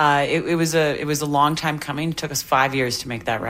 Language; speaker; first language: English; native; English